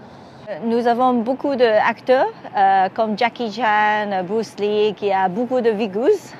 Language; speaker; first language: French; non-native, learner; Cantonese